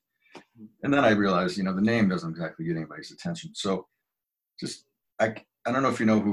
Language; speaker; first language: English; native; English